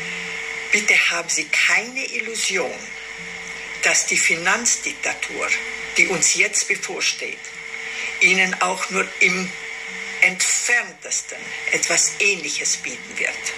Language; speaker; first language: German; non-native, fluent; Romanian